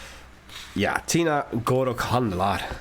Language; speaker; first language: Swedish; non-native, learner; English